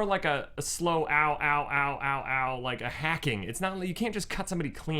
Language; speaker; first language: English; native; English